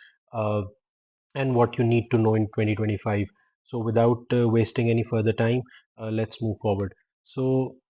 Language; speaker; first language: English; non-native, local second language; Urdu